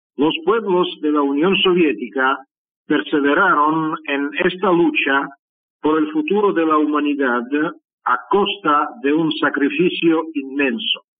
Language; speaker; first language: Spanish; non-native, fluent; Russian